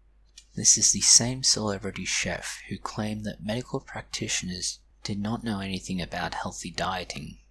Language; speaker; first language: English; native; English